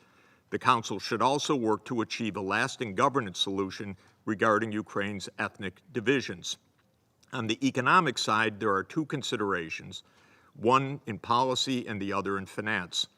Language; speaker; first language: English; native; English